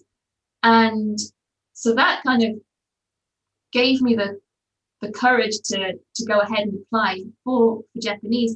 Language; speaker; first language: English; native; English